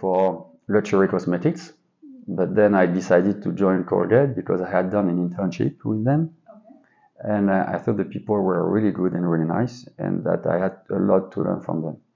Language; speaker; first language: English; non-native, fluent; French